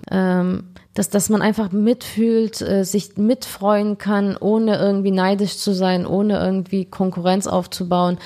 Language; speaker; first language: German; early bilingual, other home language; Turkish